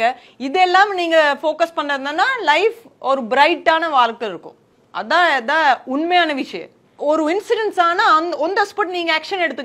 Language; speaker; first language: Tamil; non-native, learner; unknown